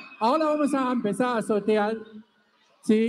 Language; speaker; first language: Spanish; non-native, fluent; Chinese